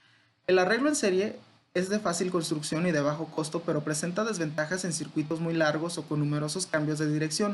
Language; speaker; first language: Spanish; native; Spanish